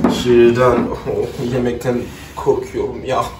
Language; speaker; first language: Turkish; non-native, learner; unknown